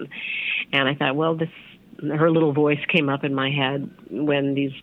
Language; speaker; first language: English; native; English